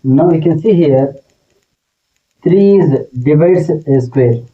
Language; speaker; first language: English; non-native, local second language; Telugu